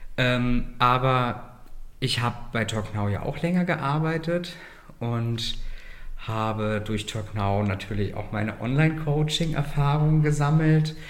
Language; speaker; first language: German; native; German